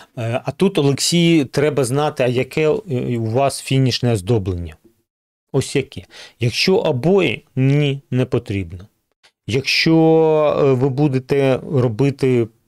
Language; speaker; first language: Ukrainian; non-native, local second language; Russian